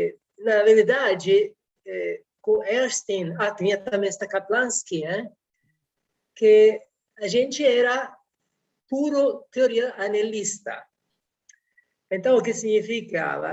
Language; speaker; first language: Portuguese; non-native, fluent; Italian